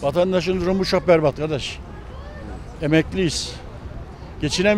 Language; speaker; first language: Turkish; native; Turkish